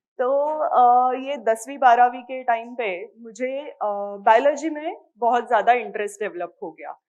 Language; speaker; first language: Hindi; non-native, local second language; Marathi